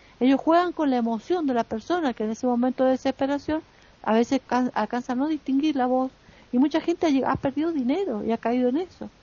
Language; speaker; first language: Spanish; native; Spanish